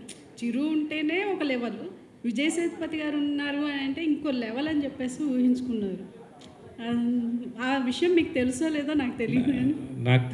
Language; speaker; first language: Telugu; native; Telugu